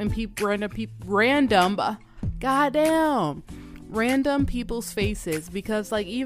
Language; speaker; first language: English; native; English